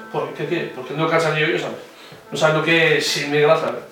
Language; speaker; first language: Spanish; non-native, fluent; Arabic